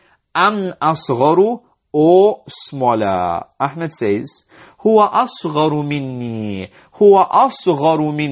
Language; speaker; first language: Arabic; non-native, fluent; English